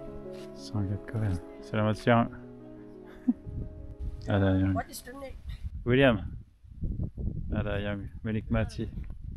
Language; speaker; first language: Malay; non-native, learner; French